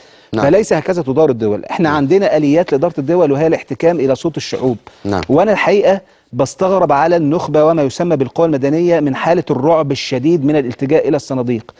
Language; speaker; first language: Arabic; native; Arabic